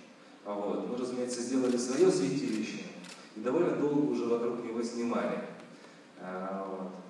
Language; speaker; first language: Russian; native; Russian